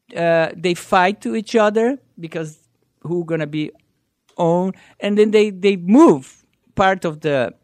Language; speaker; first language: English; non-native, learner; Portuguese